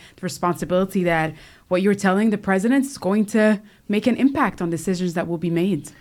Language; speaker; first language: English; native; English